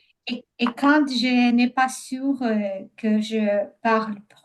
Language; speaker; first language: French; non-native, learner; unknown